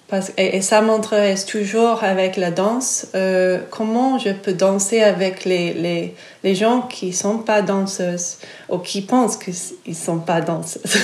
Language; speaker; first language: French; non-native, fluent; English